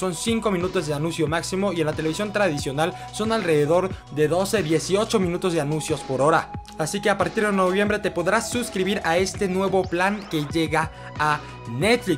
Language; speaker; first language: Spanish; native; Spanish